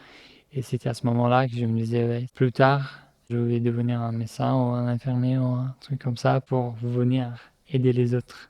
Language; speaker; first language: French; non-native, fluent; Persian